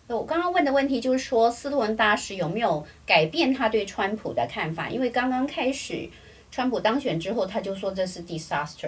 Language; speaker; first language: Chinese; native; Chinese